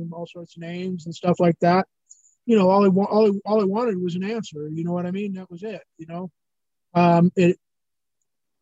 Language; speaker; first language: English; native; English